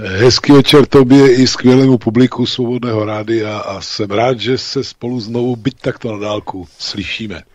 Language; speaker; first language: Czech; native; Czech